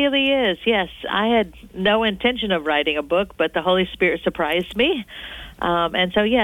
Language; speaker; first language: English; native; English